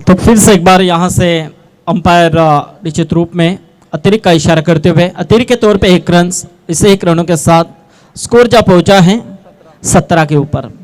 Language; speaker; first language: Hindi; non-native, local second language; Marathi